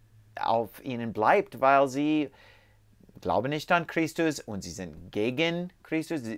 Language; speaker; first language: German; non-native, fluent; English